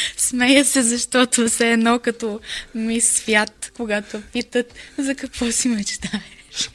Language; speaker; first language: Bulgarian; early bilingual, heritage; Bulgarian